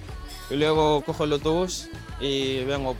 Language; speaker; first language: Spanish; non-native, learner; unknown